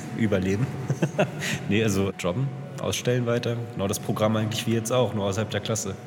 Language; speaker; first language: German; native; German